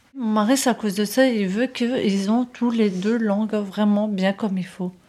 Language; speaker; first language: French; early bilingual, other home language; Turkish